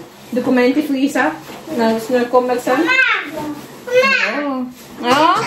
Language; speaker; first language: Swedish; non-native, learner; Filipino